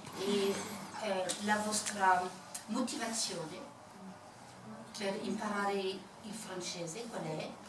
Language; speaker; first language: Italian; non-native, fluent; French